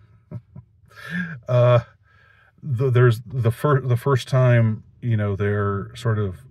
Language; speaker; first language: English; native; English